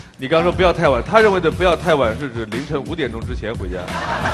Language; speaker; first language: Chinese; native; Chinese